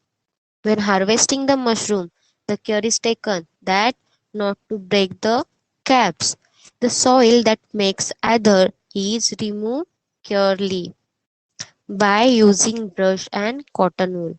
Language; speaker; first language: English; non-native, local second language; Hindi